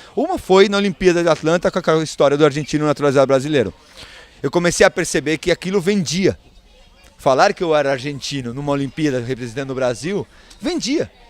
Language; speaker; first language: Portuguese; early bilingual, other home language; Spanish